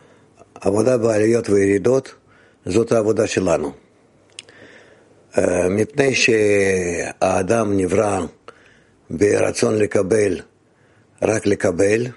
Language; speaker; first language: Hebrew; non-native, fluent; Russian